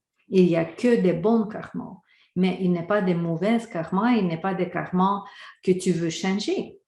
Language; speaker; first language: French; non-native, fluent; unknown